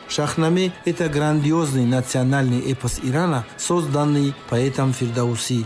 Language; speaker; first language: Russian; non-native, local second language; Tajik